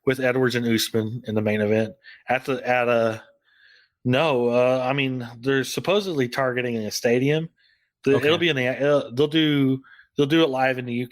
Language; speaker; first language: English; native; English